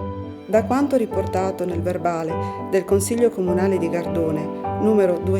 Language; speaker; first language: Italian; native; Italian